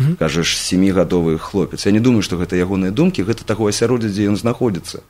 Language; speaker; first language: Belarusian; non-native, local second language; Russian